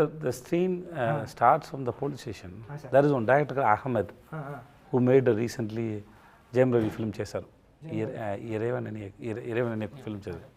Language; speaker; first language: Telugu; non-native, learner; Tamil